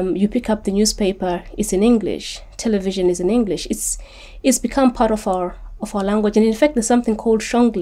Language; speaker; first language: English; non-native, local second language; Shona